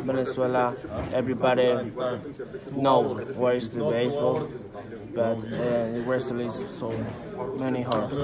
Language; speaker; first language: English; non-native, learner; Spanish